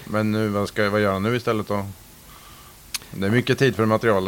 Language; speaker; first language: Swedish; native; Swedish